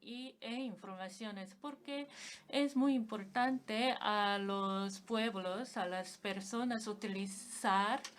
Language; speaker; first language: Spanish; non-native, fluent; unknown